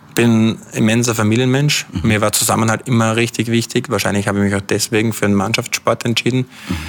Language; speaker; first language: German; native; German